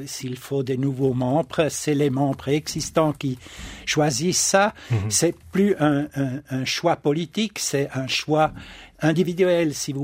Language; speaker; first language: French; non-native, local second language; German